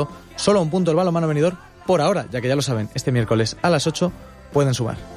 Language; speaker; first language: Spanish; native; Spanish